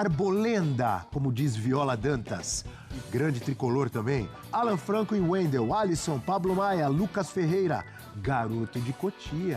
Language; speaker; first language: Portuguese; native; Portuguese